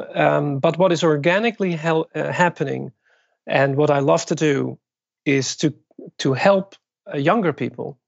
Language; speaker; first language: English; non-native, fluent; Dutch